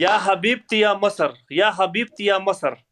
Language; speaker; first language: Arabic; non-native, learner; Pashto